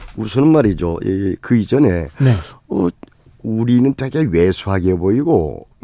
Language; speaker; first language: Korean; native; Korean